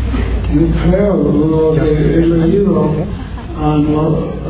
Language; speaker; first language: Spanish; non-native, learner; English